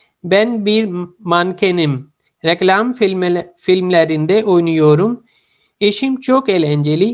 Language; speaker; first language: Turkish; non-native, fluent; Urdu